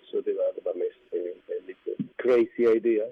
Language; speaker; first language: Swedish; non-native, fluent; Spanish